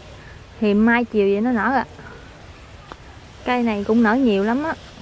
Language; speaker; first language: Vietnamese; native; Vietnamese